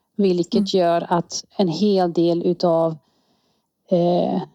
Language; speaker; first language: Swedish; non-native, fluent; Dutch